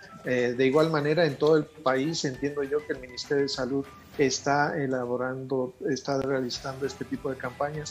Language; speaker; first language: Spanish; native; Spanish